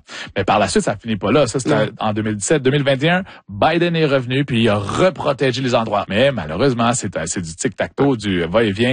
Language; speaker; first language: French; native; French